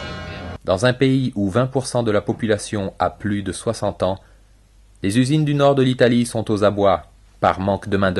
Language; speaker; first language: French; native; French